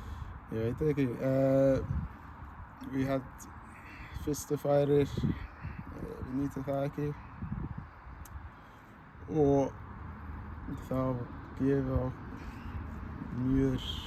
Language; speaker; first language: Icelandic; non-native, learner; English